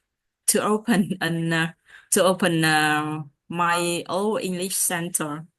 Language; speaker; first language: English; non-native, learner; Vietnamese